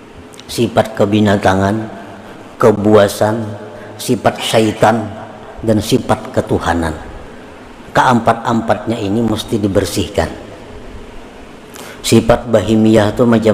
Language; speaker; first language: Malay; non-native, local second language; Banjar